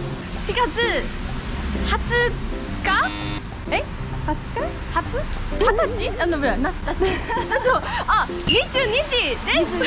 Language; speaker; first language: Japanese; non-native, learner; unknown